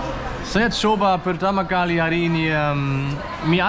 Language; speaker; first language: Indonesian; non-native, learner; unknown